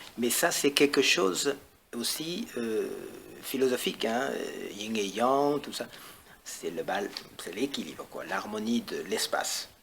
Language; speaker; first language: French; non-native, fluent; Chinese